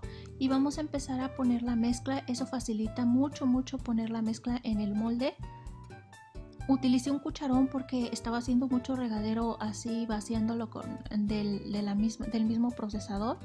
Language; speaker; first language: Spanish; native; Spanish